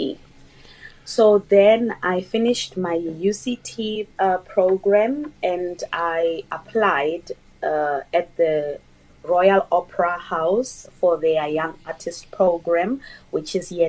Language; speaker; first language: English; non-native, local second language; Northern Sotho